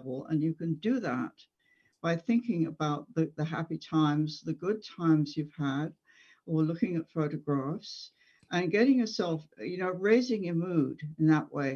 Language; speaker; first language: English; native; English